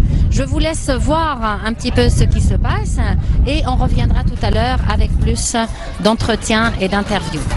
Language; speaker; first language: French; non-native, fluent; Arabic